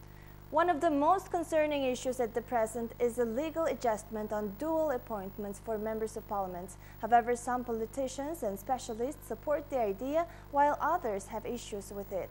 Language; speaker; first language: English; non-native, fluent; Mongolian